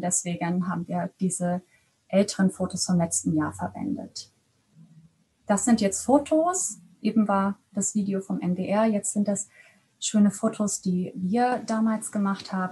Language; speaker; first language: German; native; German